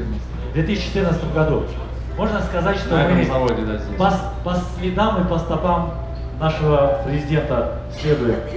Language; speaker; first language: Russian; native; Russian